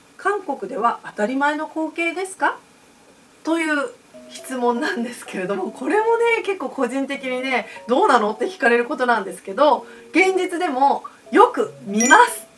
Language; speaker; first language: Japanese; native; Japanese